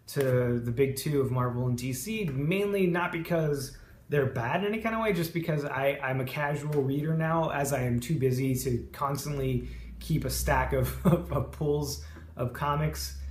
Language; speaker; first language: English; native; English